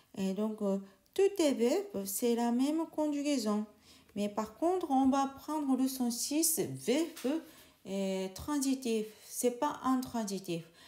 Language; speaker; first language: French; non-native, learner; Japanese